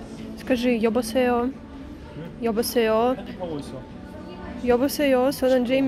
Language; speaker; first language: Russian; native; Russian